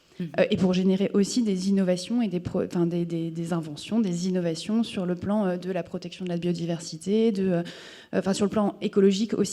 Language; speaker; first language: French; native; French